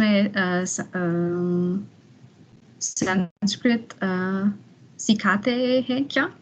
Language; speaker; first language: Hindi; non-native, learner; German